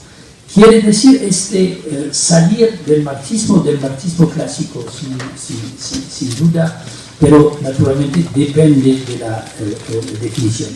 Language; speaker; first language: Spanish; non-native, fluent; French